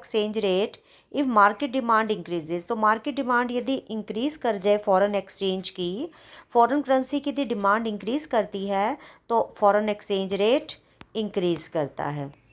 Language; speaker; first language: Hindi; non-native, local second language; Punjabi